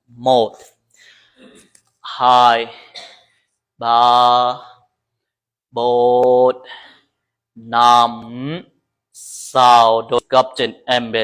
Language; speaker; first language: Vietnamese; non-native, learner; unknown